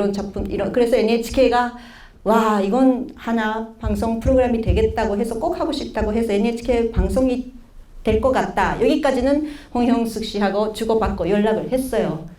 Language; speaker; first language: Korean; early bilingual, heritage; Korean